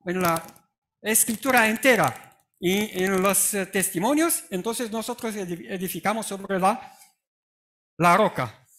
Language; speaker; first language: Spanish; non-native, fluent; Romanian